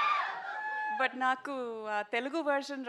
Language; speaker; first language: Telugu; non-native, local second language; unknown